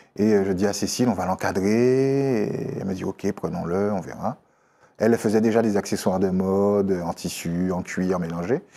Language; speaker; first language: French; native; French